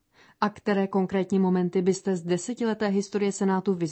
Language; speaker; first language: Czech; native; Czech